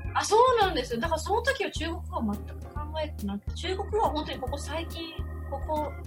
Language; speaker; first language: Japanese; native; Japanese